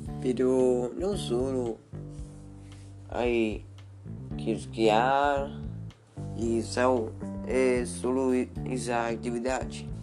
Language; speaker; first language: Portuguese; non-native, learner; Spanish